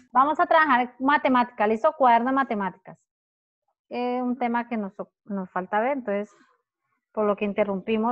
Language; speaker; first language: Spanish; native; Spanish